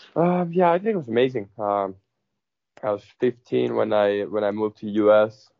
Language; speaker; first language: English; non-native, fluent; Finnish